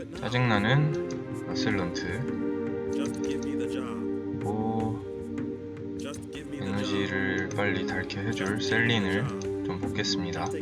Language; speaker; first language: Korean; native; Korean